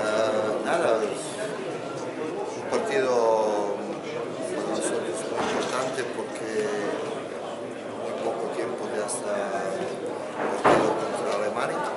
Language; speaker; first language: Spanish; non-native, fluent; Croatian